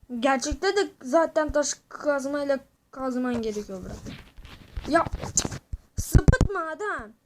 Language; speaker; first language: Turkish; native; Turkish